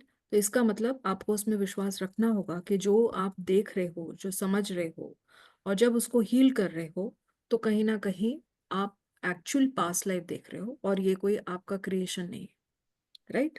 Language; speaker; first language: Hindi; native; Hindi